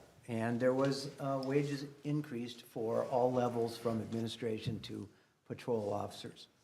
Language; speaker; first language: English; native; English